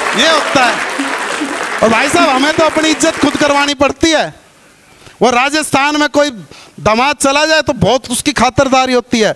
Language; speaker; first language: Hindi; native; Hindi